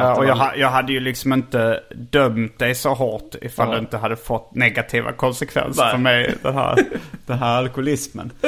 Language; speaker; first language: Swedish; native; Swedish